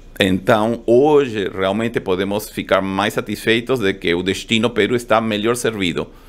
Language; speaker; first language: Portuguese; non-native, fluent; Spanish